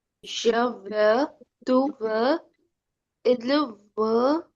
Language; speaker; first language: French; non-native, learner; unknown